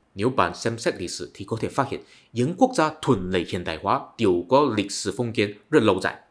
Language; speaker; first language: Vietnamese; non-native, fluent; Chinese